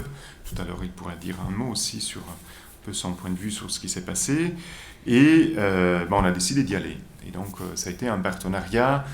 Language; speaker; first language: French; native; French